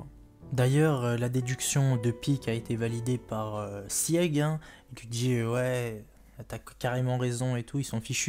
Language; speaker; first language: French; native; French